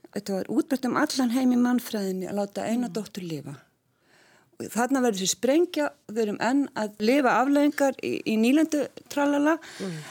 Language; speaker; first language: Icelandic; native; Icelandic